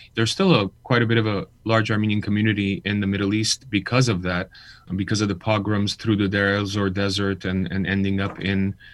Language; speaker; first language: English; early bilingual, other home language; Armenian